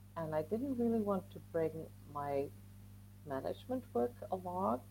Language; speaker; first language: English; non-native, fluent; Swedish